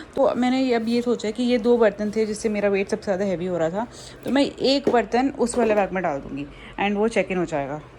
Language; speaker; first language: Hindi; native; Hindi